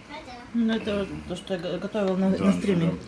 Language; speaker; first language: Russian; native; Russian